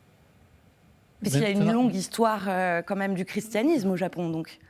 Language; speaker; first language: French; native; French